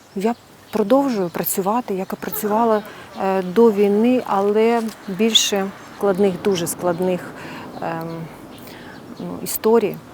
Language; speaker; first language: Ukrainian; non-native, local second language; Russian